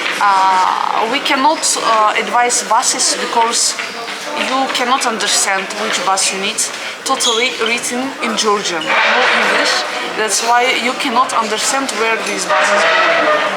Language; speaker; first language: English; non-native, fluent; Russian